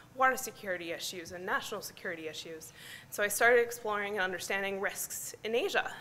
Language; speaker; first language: English; native; English